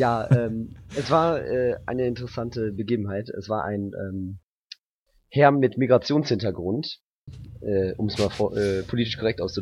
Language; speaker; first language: German; native; German